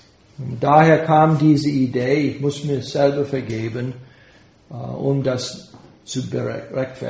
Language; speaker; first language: German; non-native, fluent; English